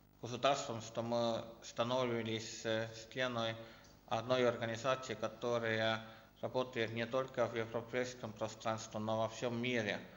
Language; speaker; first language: Russian; non-native, learner; Estonian